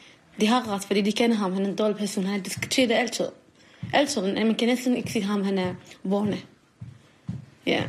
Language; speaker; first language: Danish; non-native, learner; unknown